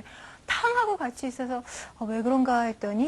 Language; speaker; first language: Korean; native; Korean